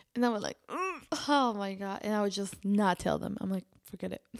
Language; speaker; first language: English; non-native, fluent; Spanish